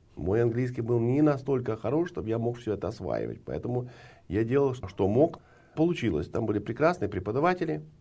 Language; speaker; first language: Russian; non-native, local second language; Ukrainian